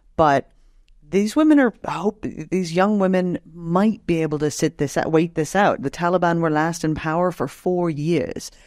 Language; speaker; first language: English; native; English